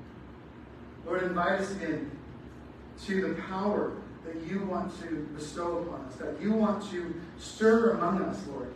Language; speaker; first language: English; native; English